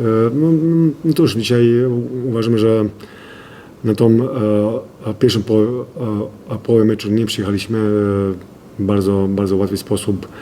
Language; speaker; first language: Polish; non-native, fluent; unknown